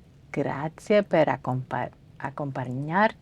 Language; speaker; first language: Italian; non-native, learner; Spanish